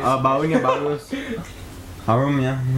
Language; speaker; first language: Indonesian; non-native, learner; English